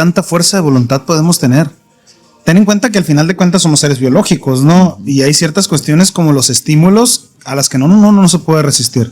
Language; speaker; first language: Spanish; native; Spanish